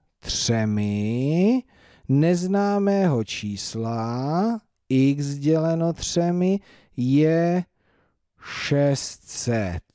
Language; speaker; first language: Czech; native; Czech